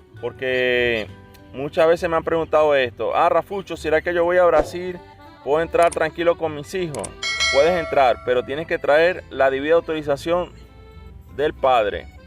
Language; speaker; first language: Spanish; native; Spanish